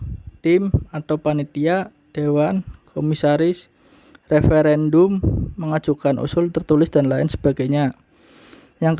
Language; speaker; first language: Indonesian; native; Indonesian